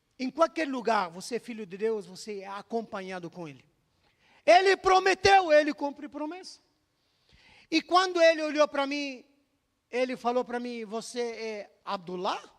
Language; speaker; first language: Portuguese; non-native, fluent; Arabic